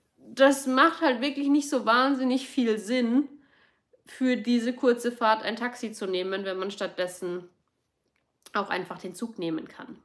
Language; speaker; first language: German; native; German